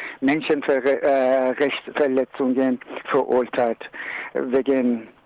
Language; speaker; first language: German; non-native, learner; Persian